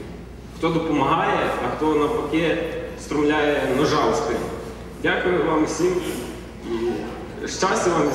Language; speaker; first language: Ukrainian; native; Ukrainian